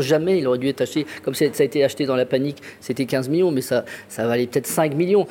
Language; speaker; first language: French; native; French